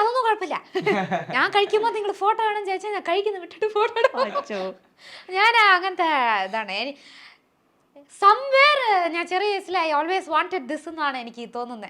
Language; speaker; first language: Malayalam; non-native, local second language; Tamil